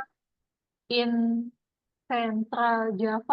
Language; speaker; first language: English; non-native, fluent; Indonesian